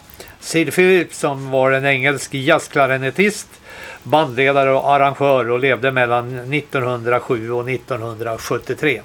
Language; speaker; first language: Swedish; native; Swedish